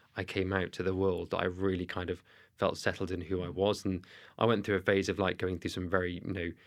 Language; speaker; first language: English; native; English